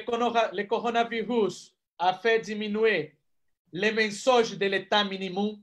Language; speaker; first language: French; non-native, fluent; Portuguese